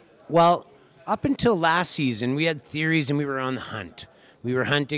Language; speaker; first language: English; native; English